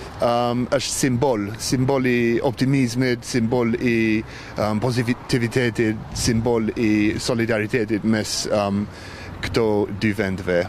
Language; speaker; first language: Albanian; non-native, fluent; English